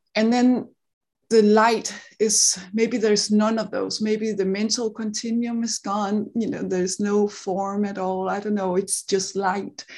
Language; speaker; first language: English; non-native, fluent; Danish